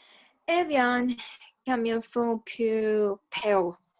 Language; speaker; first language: French; non-native, learner; Spanish